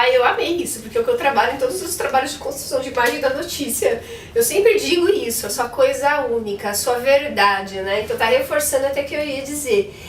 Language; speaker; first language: Portuguese; native; Portuguese